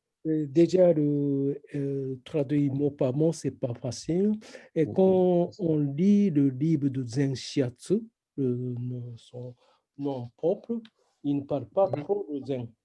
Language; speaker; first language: French; non-native, fluent; Japanese